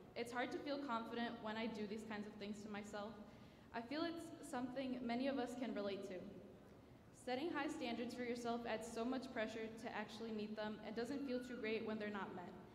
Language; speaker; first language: English; early bilingual, other home language; Spanish